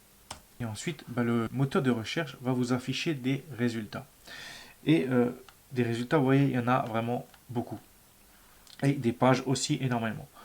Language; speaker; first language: French; native; French